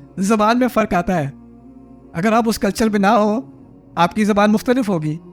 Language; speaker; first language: Urdu; early bilingual, heritage; Urdu